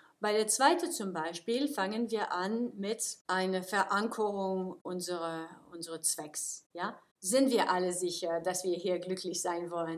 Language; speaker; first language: German; non-native, fluent; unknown